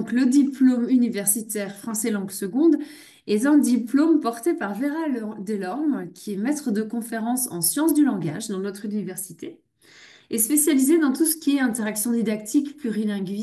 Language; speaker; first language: French; native; French